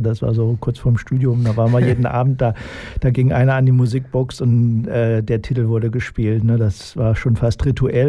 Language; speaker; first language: German; native; German